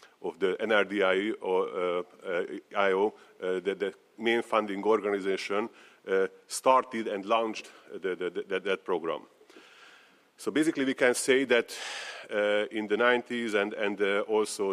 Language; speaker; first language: English; non-native, fluent; Hungarian